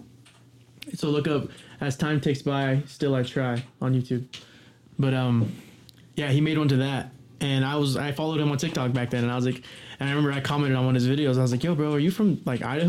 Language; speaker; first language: English; native; English